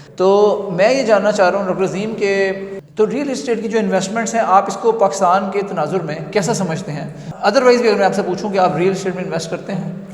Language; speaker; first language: Urdu; native; Urdu